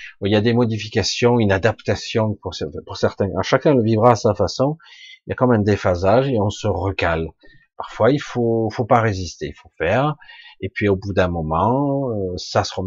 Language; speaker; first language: French; native; French